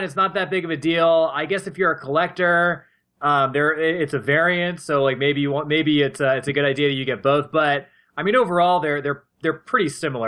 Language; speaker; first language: English; native; English